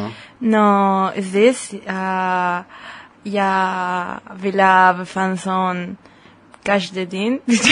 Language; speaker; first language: Russian; non-native, learner; Spanish